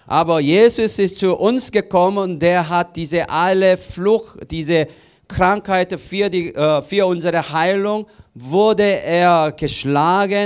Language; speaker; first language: German; non-native, learner; Korean